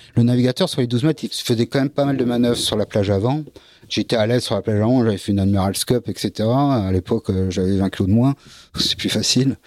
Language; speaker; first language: French; native; French